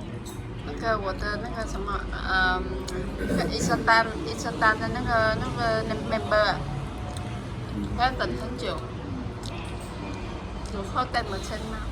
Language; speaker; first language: Chinese; non-native, fluent; Vietnamese